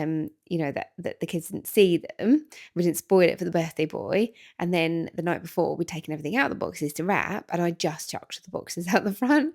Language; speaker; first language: English; native; English